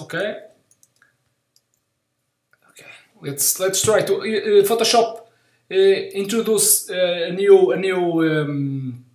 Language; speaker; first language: English; non-native, learner; Portuguese